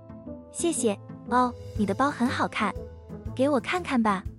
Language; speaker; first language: Chinese; non-native, learner; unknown